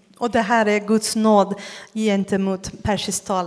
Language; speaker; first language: Swedish; non-native, fluent; Persian